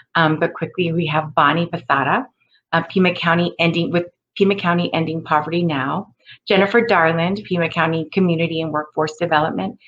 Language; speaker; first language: English; native; English